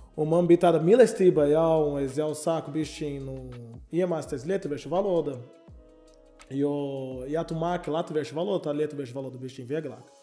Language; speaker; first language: Latvian; non-native, learner; Portuguese